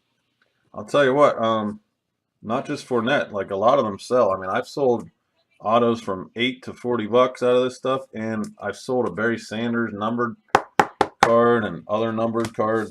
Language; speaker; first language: English; native; English